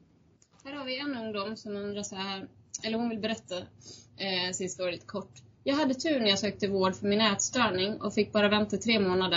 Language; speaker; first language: Swedish; native; Swedish